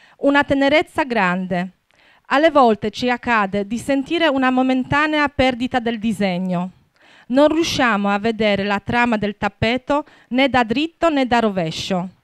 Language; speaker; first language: Italian; non-native, fluent; Polish